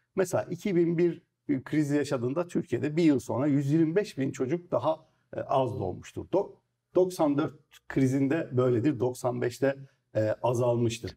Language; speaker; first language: Turkish; native; Turkish